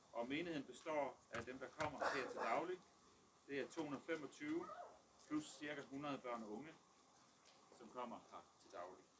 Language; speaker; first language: Danish; early bilingual, other home language; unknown